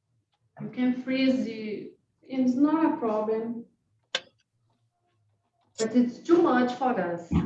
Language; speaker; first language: English; non-native, learner; Portuguese